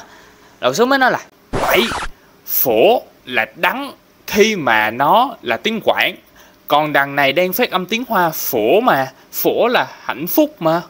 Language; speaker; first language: Vietnamese; non-native, local second language; Cantonese